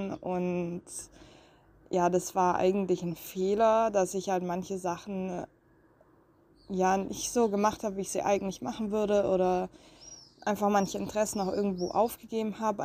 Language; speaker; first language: German; native; German